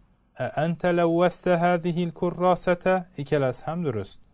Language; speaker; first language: Arabic; non-native, fluent; Uzbek